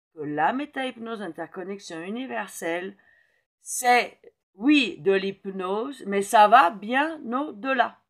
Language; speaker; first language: French; native; French